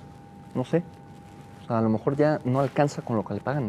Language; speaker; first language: Spanish; native; Spanish